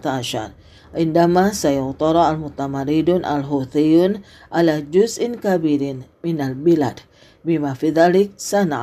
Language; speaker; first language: Arabic; non-native, fluent; Indonesian